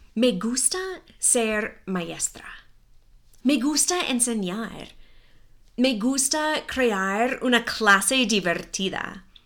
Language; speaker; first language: Spanish; non-native, fluent; English